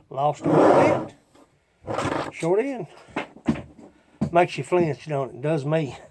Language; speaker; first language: English; native; English